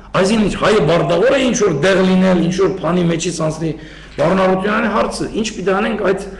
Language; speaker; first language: Armenian; early bilingual, heritage; Armenian